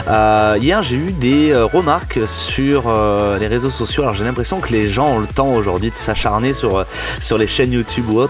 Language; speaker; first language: French; native; French